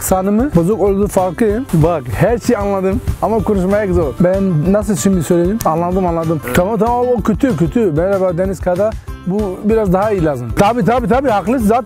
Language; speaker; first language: Turkish; early bilingual, heritage; Turkish